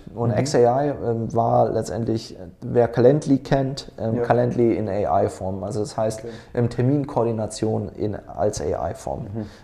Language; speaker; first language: German; native; German